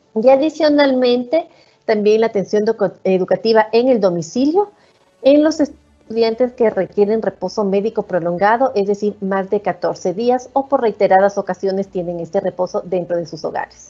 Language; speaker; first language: Spanish; native; Spanish